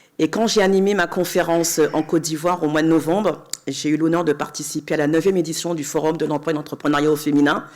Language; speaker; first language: French; native; French